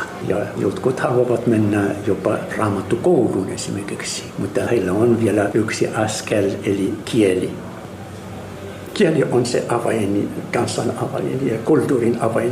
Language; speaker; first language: Finnish; non-native, fluent; Arabic